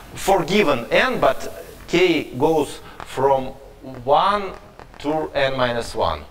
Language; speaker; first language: English; non-native, fluent; Russian